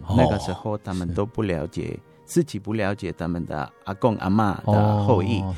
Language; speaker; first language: Chinese; non-native, fluent; Spanish